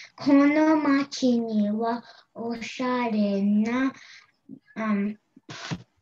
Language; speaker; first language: Japanese; non-native, learner; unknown